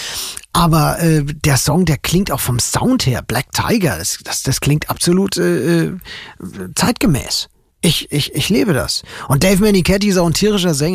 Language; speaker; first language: German; native; German